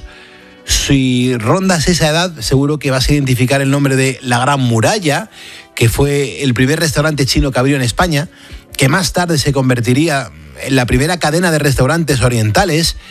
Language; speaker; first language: Spanish; native; Spanish